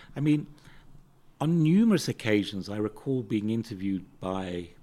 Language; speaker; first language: English; native; English